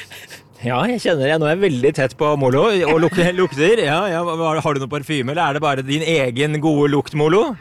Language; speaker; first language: Norwegian; native; Norwegian